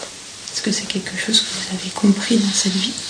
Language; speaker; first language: French; native; French